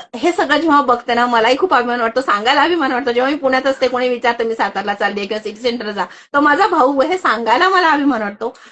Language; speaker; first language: Marathi; native; Marathi